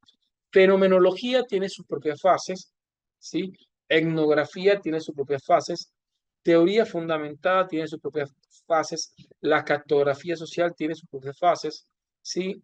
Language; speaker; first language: Spanish; native; Spanish